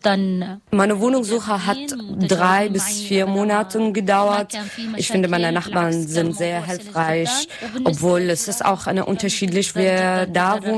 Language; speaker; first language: German; non-native, learner; Arabic